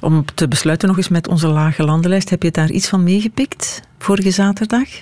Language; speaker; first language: Dutch; native; Dutch